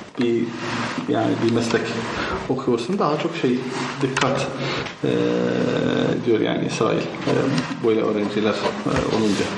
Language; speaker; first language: Turkish; non-native, fluent; Arabic